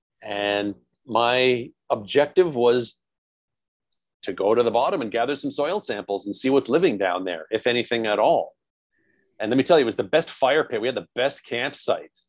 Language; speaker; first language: English; native; English